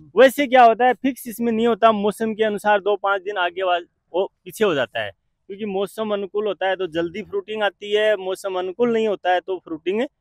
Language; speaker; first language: Hindi; native; Hindi